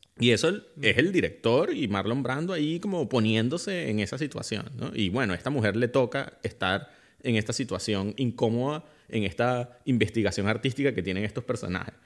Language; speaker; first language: Spanish; native; Spanish